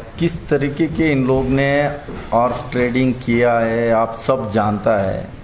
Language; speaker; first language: Hindi; non-native, local second language; Kannada